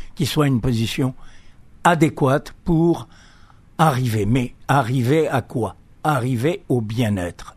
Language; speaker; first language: French; native; French